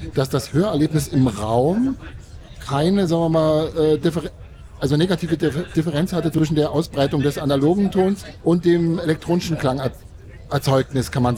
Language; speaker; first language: German; native; German